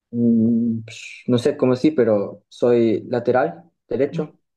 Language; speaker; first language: Spanish; early bilingual, heritage; German